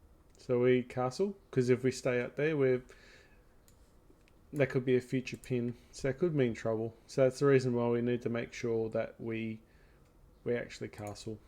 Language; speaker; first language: English; native; English